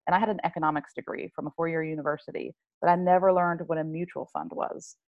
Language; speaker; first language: English; early bilingual, other home language; French